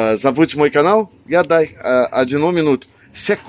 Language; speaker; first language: Russian; non-native, learner; Portuguese